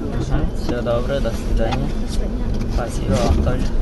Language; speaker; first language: Russian; non-native, learner; Kyrgyz